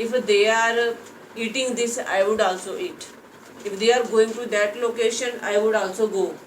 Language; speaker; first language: English; non-native, local second language; Hindi